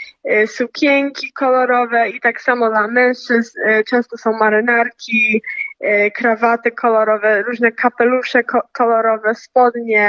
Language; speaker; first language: Polish; early bilingual, heritage; Polish